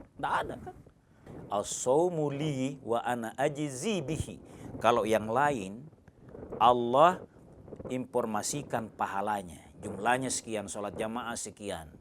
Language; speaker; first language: Indonesian; native; Indonesian